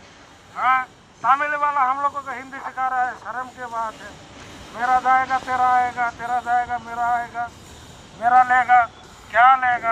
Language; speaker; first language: Hindi; non-native, local second language; Bangla